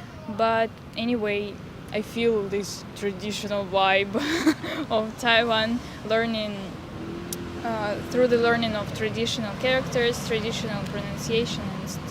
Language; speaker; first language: English; non-native, fluent; Russian